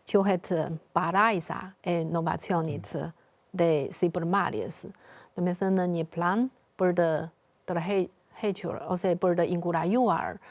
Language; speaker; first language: Albanian; non-native, fluent; Chinese